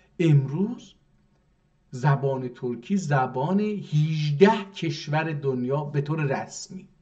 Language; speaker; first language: Persian; non-native, local second language; Azerbaijani